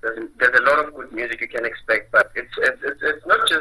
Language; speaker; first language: English; non-native, local second language; Zulu